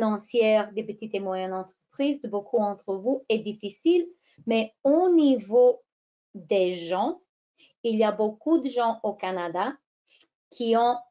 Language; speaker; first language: French; non-native, fluent; English